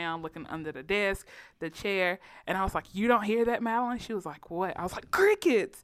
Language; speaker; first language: English; native; English